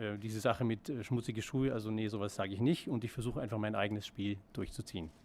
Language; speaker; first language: German; native; German